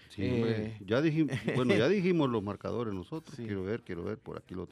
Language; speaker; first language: Spanish; native; Spanish